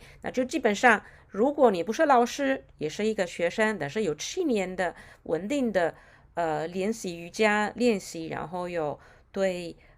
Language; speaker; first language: Chinese; non-native, fluent; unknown